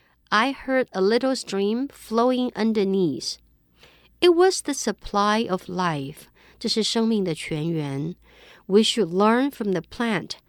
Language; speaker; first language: English; non-native, fluent; Chinese